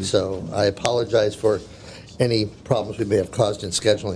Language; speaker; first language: English; native; English